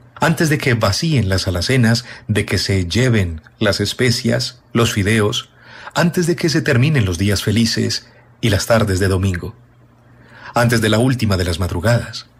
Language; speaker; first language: Spanish; native; Spanish